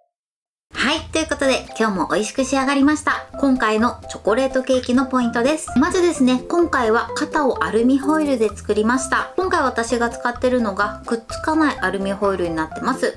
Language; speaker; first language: Japanese; native; Japanese